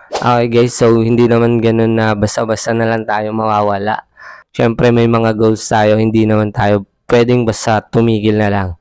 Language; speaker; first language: Filipino; native; Filipino